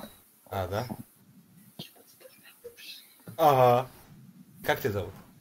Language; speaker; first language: Russian; non-native, learner; Kazakh